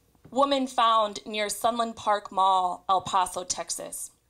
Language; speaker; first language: English; native; English